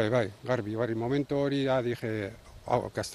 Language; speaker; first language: Basque; non-native, local second language; Spanish